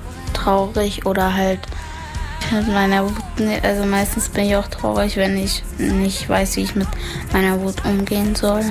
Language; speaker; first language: German; native; German